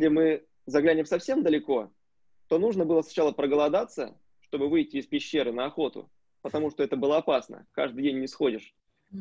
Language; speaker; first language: Russian; native; Russian